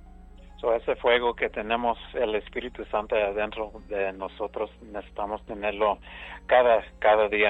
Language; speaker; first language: Spanish; early bilingual, heritage; English